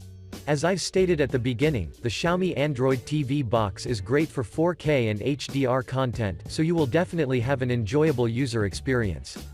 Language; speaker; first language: English; non-native, fluent; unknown